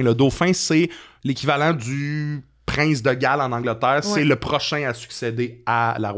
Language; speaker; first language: French; native; French